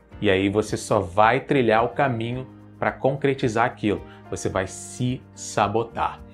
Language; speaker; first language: Portuguese; native; Portuguese